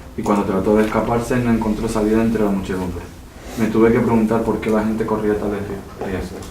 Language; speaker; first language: Spanish; non-native, learner; Korean